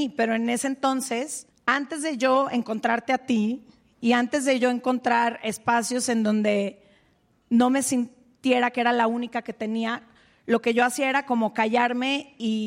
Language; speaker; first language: Spanish; native; Spanish